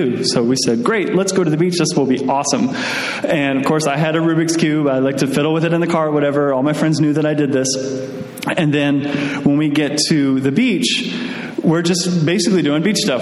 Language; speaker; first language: English; native; English